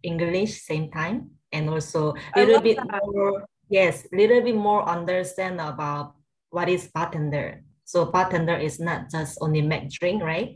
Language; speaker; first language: English; non-native, learner; Korean